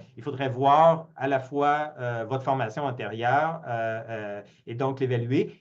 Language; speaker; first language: French; native; French